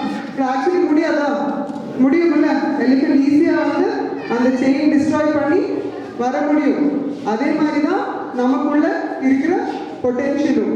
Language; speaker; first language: Tamil; non-native, local second language; Malayalam